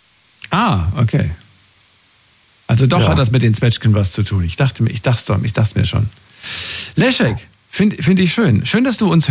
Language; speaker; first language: German; native; German